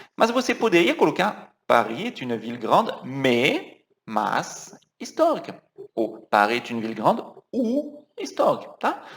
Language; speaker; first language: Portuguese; non-native, fluent; French